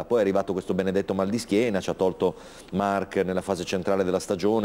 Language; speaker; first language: Italian; native; Italian